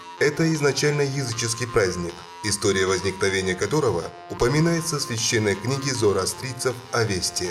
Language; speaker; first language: Russian; non-native, local second language; Kyrgyz